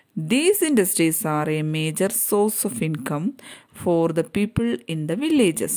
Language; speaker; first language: English; non-native, local second language; Malayalam